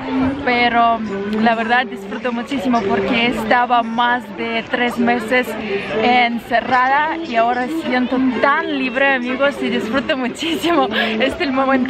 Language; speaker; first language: Spanish; non-native, fluent; Russian